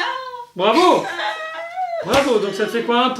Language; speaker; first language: French; native; French